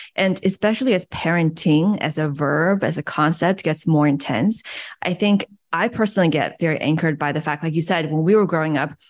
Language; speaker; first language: English; early bilingual, other home language; Chinese